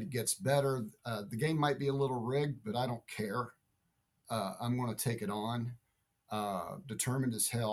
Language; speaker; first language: English; native; English